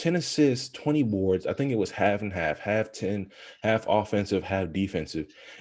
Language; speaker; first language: English; native; English